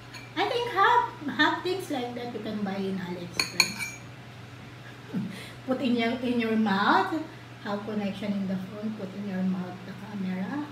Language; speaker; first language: English; non-native, learner; Filipino